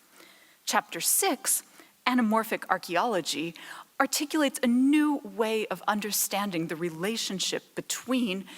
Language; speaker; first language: English; native; English